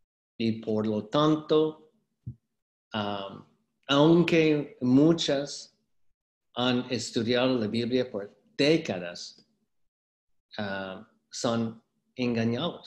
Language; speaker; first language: Spanish; non-native, fluent; English